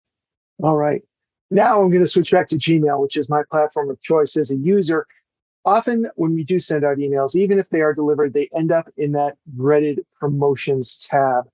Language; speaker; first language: English; native; English